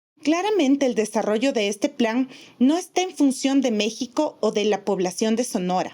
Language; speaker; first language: Spanish; native; Spanish